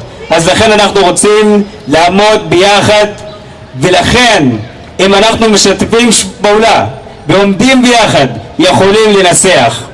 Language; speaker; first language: Hebrew; non-native, fluent; Arabic